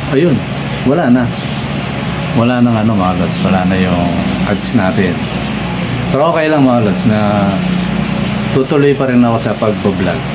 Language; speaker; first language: Filipino; non-native, local second language; Pampanga